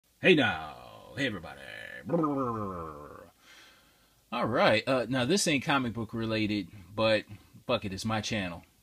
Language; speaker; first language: English; native; English